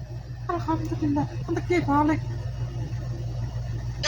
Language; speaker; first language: Arabic; non-native, learner; Bangla